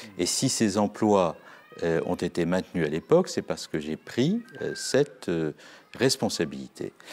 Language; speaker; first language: French; native; French